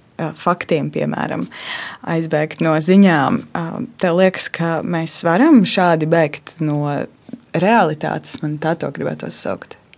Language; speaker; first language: Latvian; native; Latvian